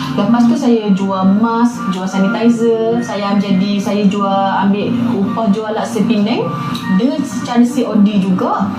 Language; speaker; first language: Malay; native; Malay